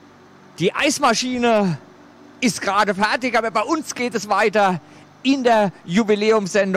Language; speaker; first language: German; native; German